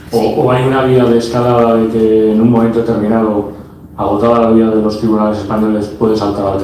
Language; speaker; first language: Spanish; native; Spanish